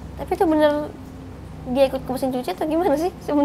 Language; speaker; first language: Indonesian; native; Indonesian